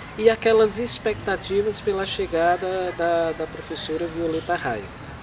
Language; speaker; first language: Portuguese; native; Portuguese